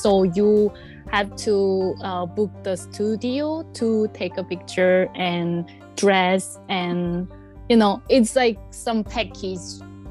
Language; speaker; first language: English; non-native, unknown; Korean